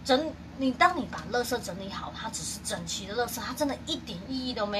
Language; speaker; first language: Chinese; native; Chinese